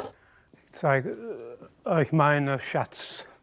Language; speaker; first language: German; non-native, fluent; English